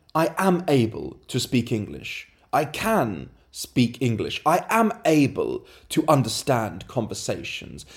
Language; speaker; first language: English; native; English